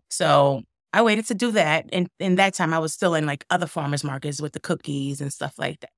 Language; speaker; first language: English; native; English